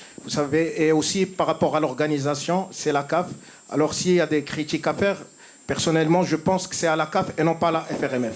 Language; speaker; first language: French; non-native, local second language; Arabic